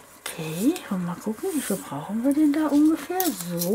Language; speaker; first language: German; native; German